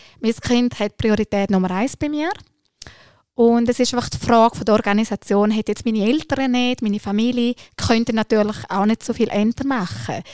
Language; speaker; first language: German; early bilingual, other home language; Albanian